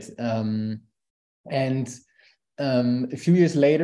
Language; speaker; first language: English; non-native, fluent; German